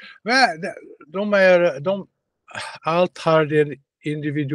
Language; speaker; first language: Swedish; non-native, learner; Russian